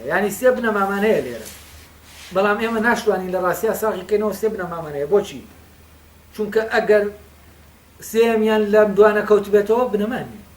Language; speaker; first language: Central Kurdish; native; Central Kurdish